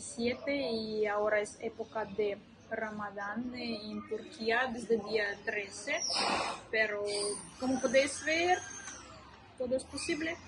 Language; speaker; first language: Spanish; non-native, learner; Russian